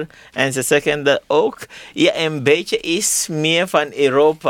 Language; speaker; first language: Dutch; non-native, fluent; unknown